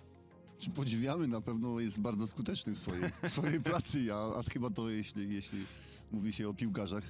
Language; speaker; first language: Polish; native; Polish